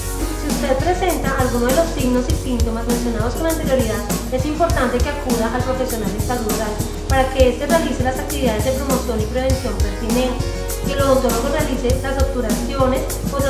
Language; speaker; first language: Spanish; native; Spanish